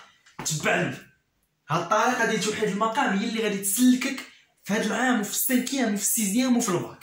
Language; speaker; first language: Arabic; native; Arabic